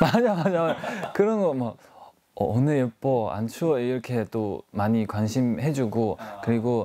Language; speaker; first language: Korean; non-native, learner; Chinese